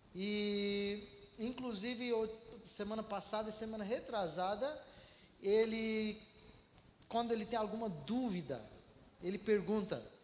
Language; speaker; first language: Portuguese; non-native, fluent; Malayalam